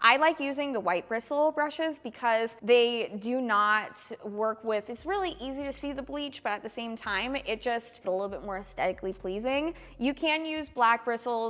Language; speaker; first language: English; native; English